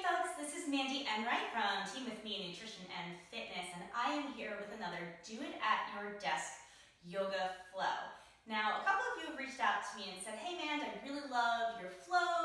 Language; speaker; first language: English; native; English